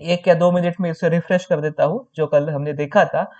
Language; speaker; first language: Hindi; non-native, local second language; Marathi